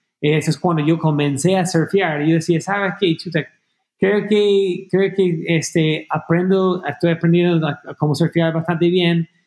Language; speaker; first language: Spanish; non-native, fluent; English